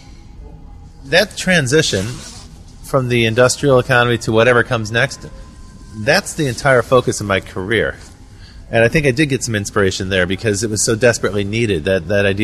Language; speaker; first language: English; native; English